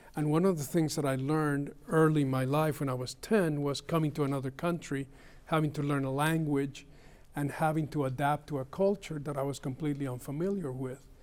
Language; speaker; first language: English; early bilingual, other home language; Spanish